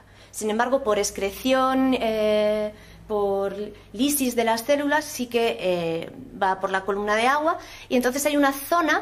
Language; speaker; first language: Spanish; native; Spanish